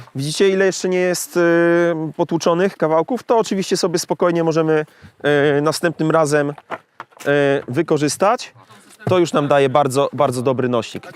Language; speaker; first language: Polish; native; Polish